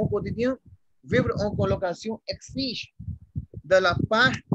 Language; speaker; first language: French; non-native, learner; Hindi